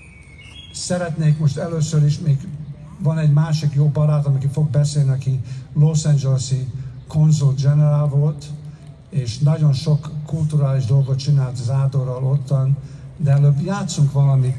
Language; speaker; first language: Hungarian; early bilingual, heritage; Hungarian